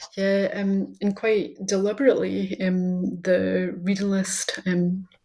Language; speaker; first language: English; native; English